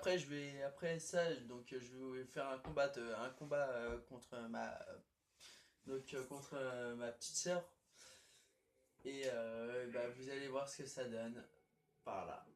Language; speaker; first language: French; native; French